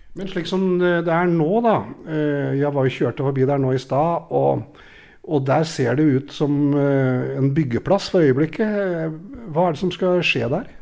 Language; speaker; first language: Norwegian; native; Norwegian